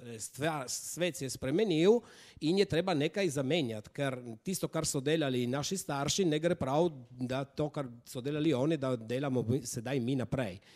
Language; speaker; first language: Slovenian; native; Slovenian